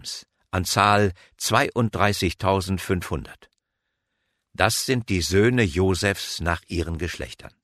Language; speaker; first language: German; native; German